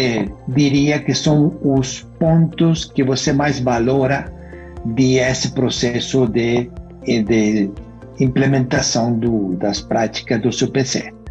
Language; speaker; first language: Portuguese; non-native, fluent; Spanish